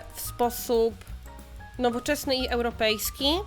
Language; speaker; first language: Polish; native; Polish